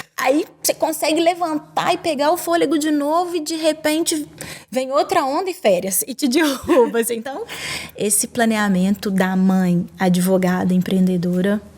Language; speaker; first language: Portuguese; native; Portuguese